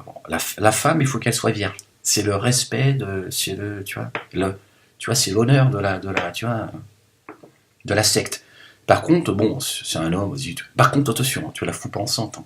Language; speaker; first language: French; native; French